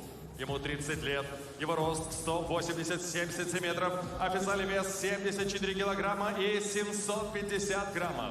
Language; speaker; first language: Russian; native; Russian